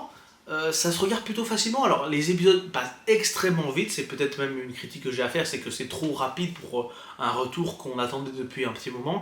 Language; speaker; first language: French; native; French